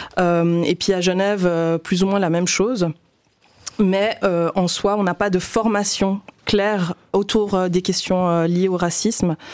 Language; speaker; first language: French; native; French